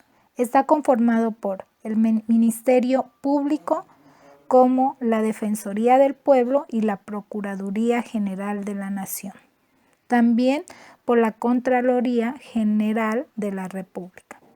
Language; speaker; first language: Spanish; native; Spanish